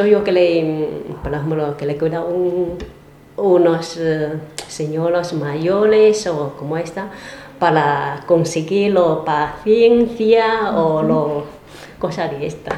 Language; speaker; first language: Spanish; non-native, learner; Chinese